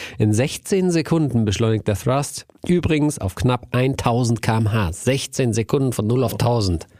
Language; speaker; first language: German; native; German